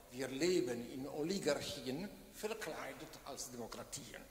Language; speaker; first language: German; non-native, fluent; Italian